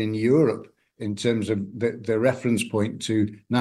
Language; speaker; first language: English; native; English